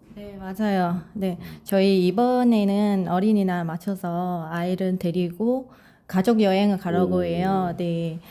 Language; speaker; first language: Korean; non-native, fluent; Vietnamese